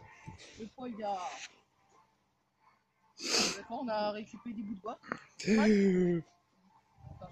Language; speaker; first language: French; native; French